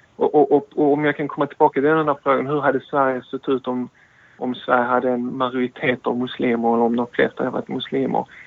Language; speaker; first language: Swedish; early bilingual, other home language; Turkish